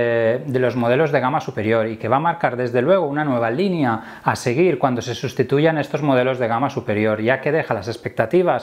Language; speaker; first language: Spanish; native; Spanish